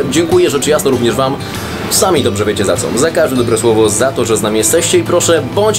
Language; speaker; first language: Polish; native; Polish